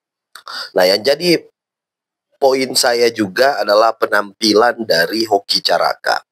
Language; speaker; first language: Indonesian; native; Indonesian